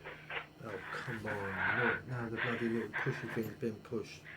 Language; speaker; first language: English; native; English